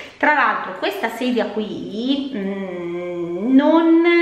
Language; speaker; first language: Italian; native; Italian